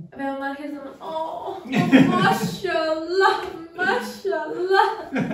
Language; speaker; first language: Turkish; non-native, learner; Macedonian